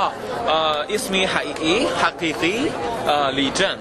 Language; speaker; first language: Arabic; non-native, learner; Chinese